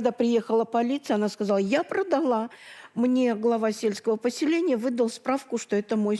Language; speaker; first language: Russian; native; Russian